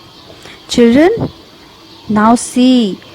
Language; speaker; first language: English; non-native, local second language; Hindi